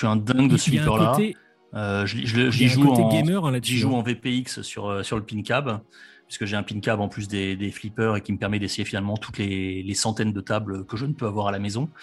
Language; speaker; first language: French; native; French